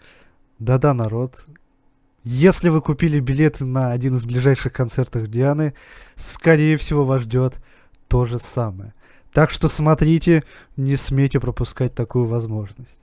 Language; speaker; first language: Russian; native; Russian